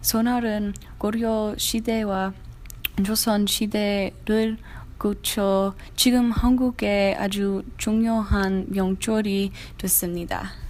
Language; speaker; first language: Korean; non-native, learner; English